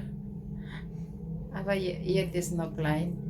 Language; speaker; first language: German; non-native, learner; Filipino